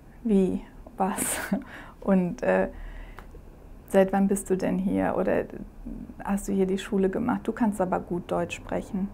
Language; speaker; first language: German; early bilingual, other home language; Croatian